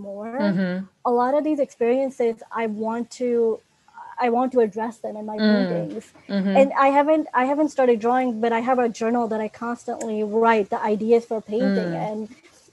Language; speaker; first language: English; non-native, local second language; Urdu